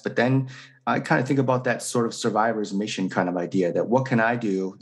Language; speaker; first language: English; native; English